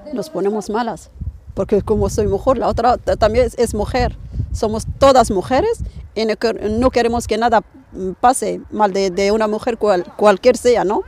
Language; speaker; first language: Spanish; non-native, fluent; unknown